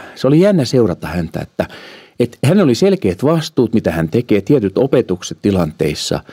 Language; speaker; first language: Finnish; early bilingual, heritage; Finnish